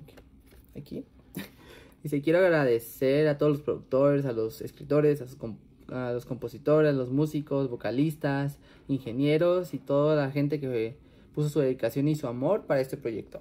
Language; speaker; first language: Spanish; native; Spanish